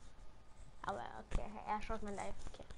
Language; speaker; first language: German; early bilingual, other home language; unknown